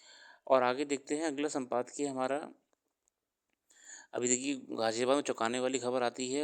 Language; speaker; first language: Hindi; native; Hindi